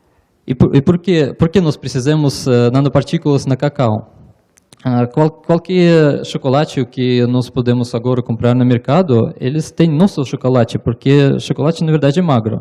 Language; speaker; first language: Portuguese; non-native, learner; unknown